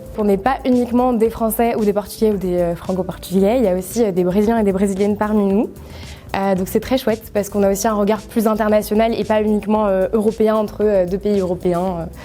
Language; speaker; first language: French; native; French